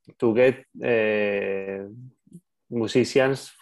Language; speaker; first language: English; non-native, learner; Spanish